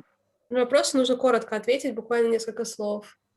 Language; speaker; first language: Russian; native; Russian